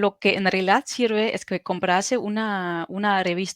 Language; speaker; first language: Spanish; non-native, fluent; German